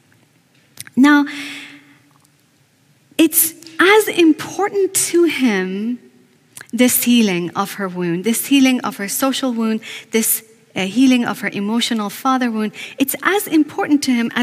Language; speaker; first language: English; non-native, fluent; Persian